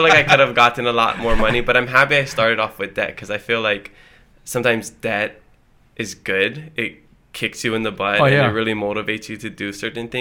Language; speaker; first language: English; early bilingual, other home language; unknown